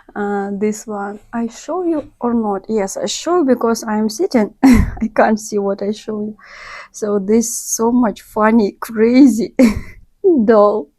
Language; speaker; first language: English; non-native, learner; Russian